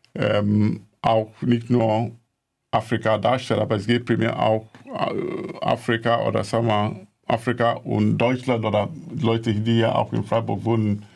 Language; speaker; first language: German; non-native, fluent; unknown